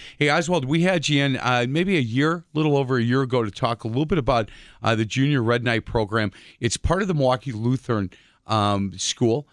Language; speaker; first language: English; native; English